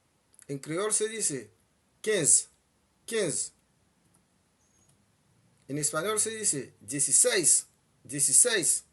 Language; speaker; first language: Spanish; non-native, fluent; Haitian Creole